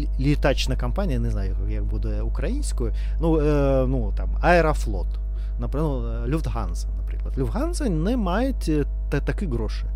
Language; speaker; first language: Ukrainian; non-native, learner; Russian